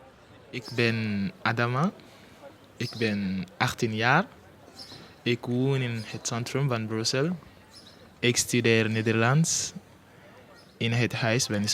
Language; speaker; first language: Dutch; non-native, learner; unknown